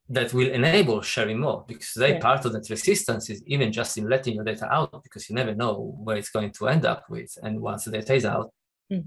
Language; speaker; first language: English; non-native, fluent; Italian